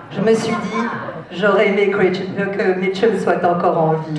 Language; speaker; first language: French; native; French